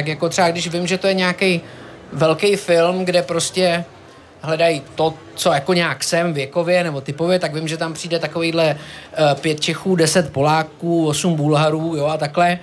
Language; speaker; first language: Czech; native; Czech